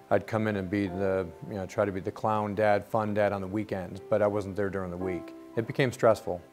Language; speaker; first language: English; native; English